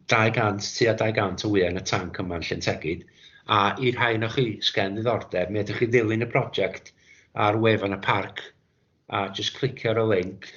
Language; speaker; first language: Welsh; native; Welsh